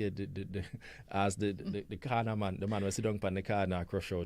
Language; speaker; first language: English; native; English